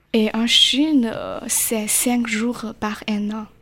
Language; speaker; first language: French; non-native, learner; Chinese